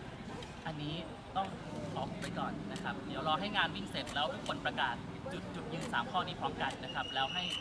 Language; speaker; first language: Thai; native; Thai